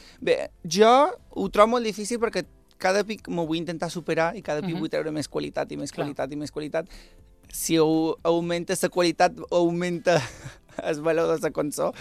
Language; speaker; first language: Catalan; non-native, local second language; Spanish